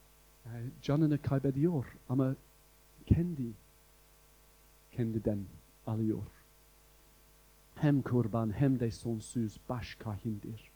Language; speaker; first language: Turkish; non-native, fluent; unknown